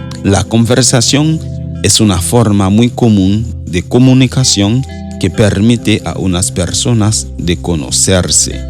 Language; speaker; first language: Spanish; non-native, fluent; Haitian Creole